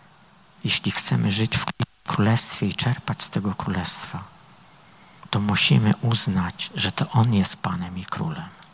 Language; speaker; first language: Polish; native; Polish